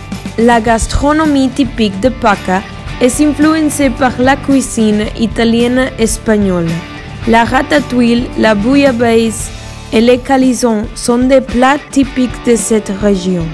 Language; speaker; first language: French; non-native, learner; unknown